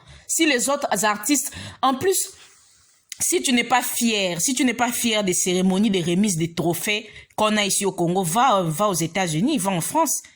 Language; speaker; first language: French; non-native, local second language; Lingala